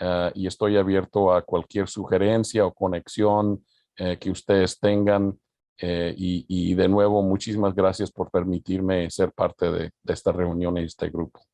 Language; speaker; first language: Spanish; early bilingual, other home language; English